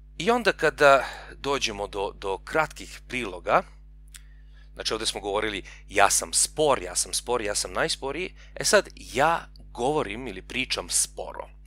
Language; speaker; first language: Serbian; non-native, local second language; Hungarian